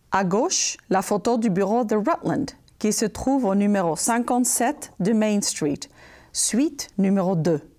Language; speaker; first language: French; non-native, fluent; Spanish